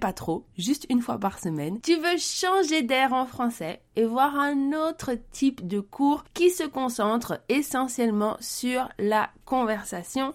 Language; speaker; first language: French; native; French